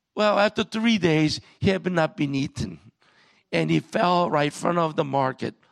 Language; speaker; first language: English; non-native, fluent; Korean